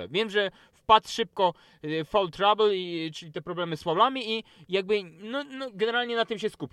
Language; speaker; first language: Polish; native; Polish